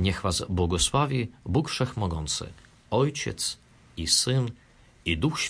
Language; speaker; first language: Polish; non-native, fluent; Russian